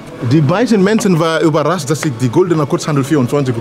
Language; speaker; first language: German; non-native, fluent; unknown